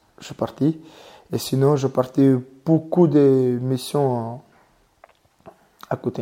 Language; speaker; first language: French; non-native, learner; Mongolian